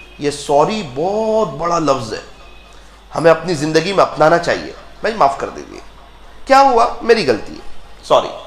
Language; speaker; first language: Urdu; non-native, local second language; Gujarati